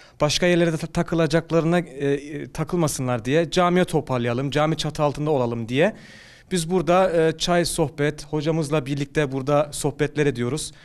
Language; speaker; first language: Turkish; early bilingual, heritage; Turkish